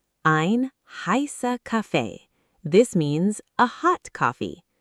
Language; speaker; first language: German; non-native, fluent; Arabic